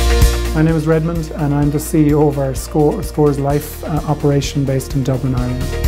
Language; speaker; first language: English; native; English